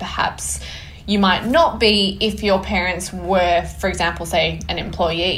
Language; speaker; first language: English; native; English